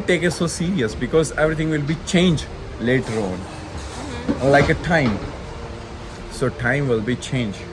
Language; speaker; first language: English; non-native, learner; Hindi